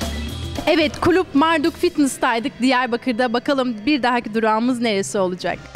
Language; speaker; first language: Turkish; native; Turkish